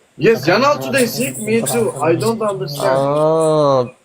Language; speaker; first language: English; non-native, learner; Turkish